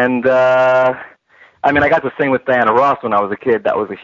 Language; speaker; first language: English; native; English